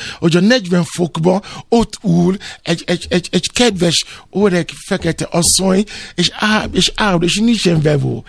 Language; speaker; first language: Hungarian; non-native, fluent; Yoruba